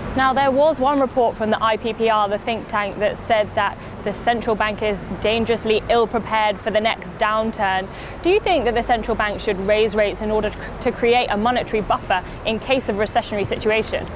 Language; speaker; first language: English; native; English